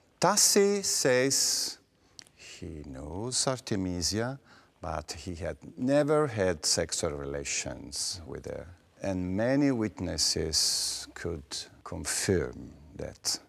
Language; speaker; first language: English; non-native, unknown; Italian